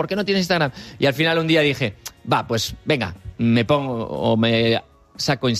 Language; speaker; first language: Spanish; native; Spanish